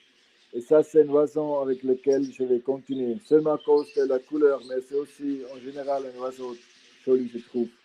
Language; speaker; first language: French; non-native, fluent; Swiss German